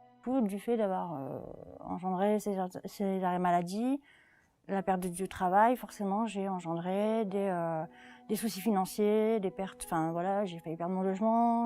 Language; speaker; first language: French; native; French